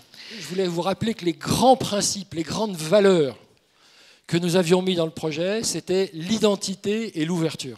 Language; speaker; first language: French; native; French